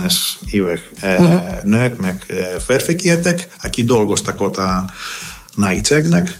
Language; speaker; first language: Hungarian; non-native, learner; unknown